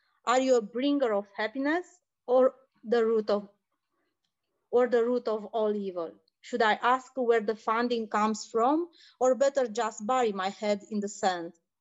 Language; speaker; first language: English; non-native, fluent; Romanian